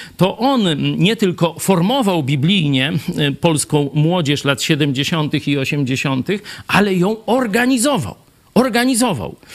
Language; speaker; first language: Polish; native; Polish